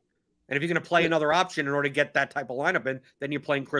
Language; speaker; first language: English; native; English